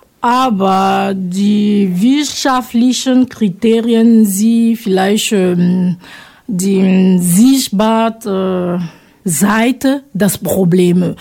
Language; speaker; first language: German; non-native, fluent; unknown